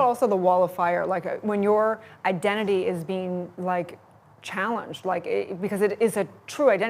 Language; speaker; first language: English; native; English